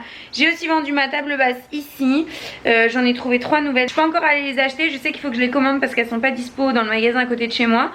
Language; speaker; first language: French; native; French